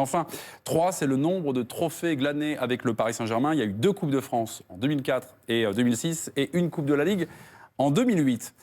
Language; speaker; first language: French; native; French